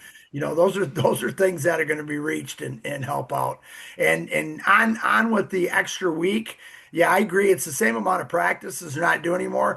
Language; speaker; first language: English; native; English